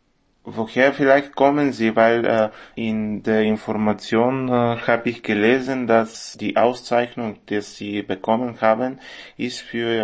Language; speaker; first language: German; non-native, fluent; Bulgarian